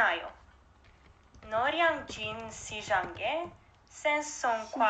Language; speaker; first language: Korean; non-native, learner; Romanian